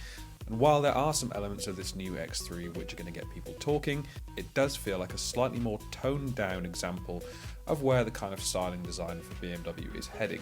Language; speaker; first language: English; native; English